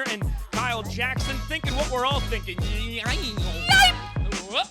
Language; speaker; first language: English; native; English